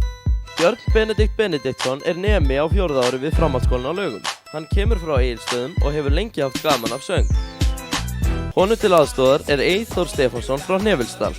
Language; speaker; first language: Icelandic; native; Icelandic